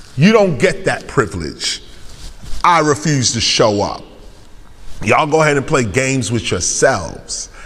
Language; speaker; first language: English; native; English